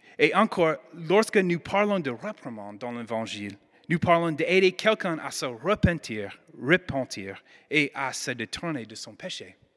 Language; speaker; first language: French; non-native, fluent; English